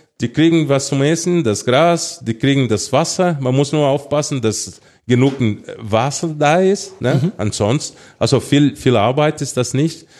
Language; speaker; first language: German; non-native, fluent; Portuguese